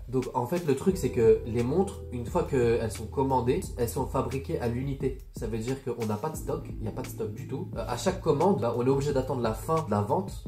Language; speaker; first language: French; native; French